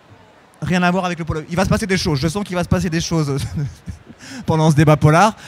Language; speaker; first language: French; native; French